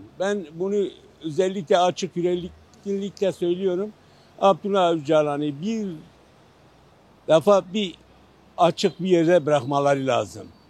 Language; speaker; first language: Turkish; non-native, local second language; Kurdish